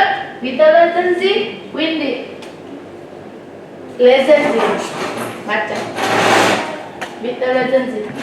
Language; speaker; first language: German; non-native, learner; Indonesian